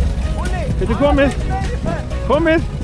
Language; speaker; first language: Icelandic; native; Icelandic